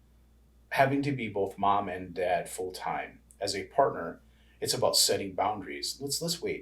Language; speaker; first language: English; native; English